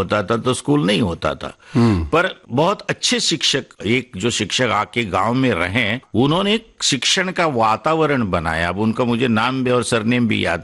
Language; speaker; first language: Hindi; non-native, local second language; Marathi